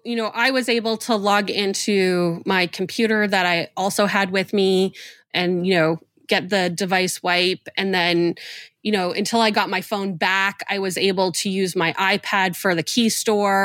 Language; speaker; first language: English; native; English